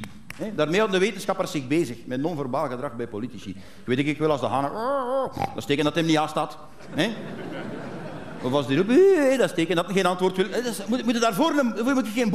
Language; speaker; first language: Dutch; native; Dutch